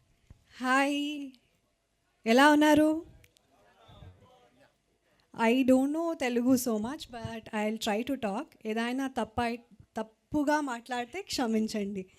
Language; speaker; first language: Telugu; non-native, learner; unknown